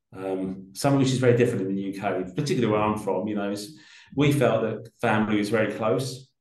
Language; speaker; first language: English; native; English